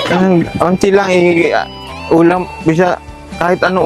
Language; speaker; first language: Filipino; non-native, learner; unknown